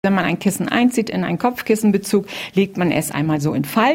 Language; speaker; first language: German; native; German